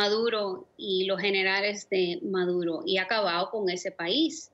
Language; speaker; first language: Spanish; early bilingual, other home language; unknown